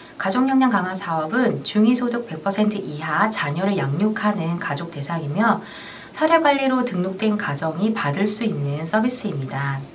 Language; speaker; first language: Korean; native; Korean